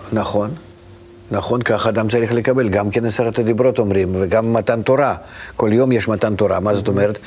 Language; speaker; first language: Hebrew; non-native, fluent; Russian